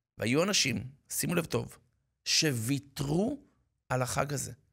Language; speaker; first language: Hebrew; native; Hebrew